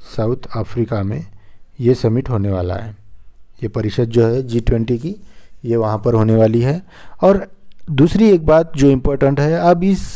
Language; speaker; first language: Hindi; non-native, local second language; Marathi